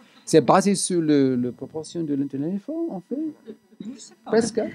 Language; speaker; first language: French; non-native, fluent; English